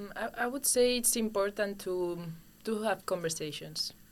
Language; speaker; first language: English; non-native, fluent; Spanish